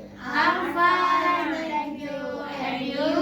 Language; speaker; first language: English; non-native, learner; Indonesian